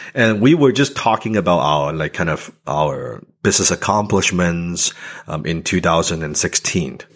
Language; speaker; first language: English; non-native, local second language; Cantonese